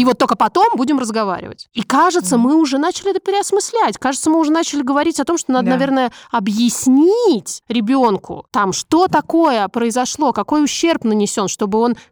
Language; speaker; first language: Russian; native; Russian